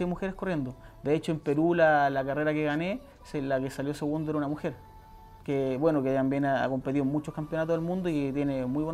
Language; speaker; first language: Spanish; native; Spanish